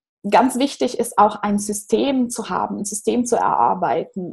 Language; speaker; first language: German; non-native, fluent; Portuguese